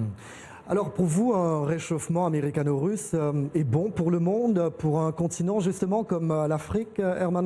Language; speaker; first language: French; native; French